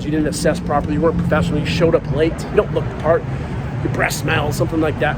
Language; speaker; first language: English; native; English